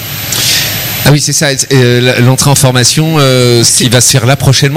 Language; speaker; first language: French; native; French